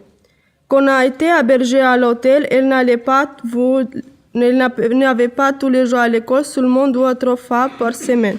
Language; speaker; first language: French; non-native, learner; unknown